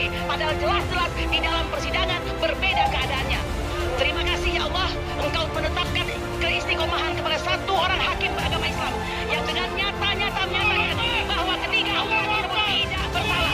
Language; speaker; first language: Indonesian; native; Indonesian